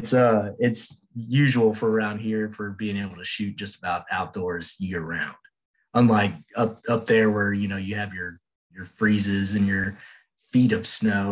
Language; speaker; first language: English; native; English